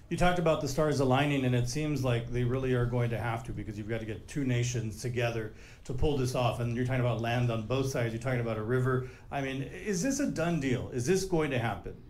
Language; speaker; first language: English; native; English